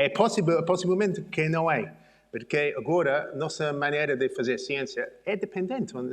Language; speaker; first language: Portuguese; non-native, learner; English